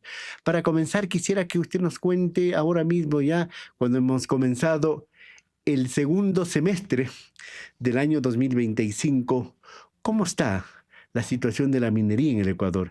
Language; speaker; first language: Spanish; native; Spanish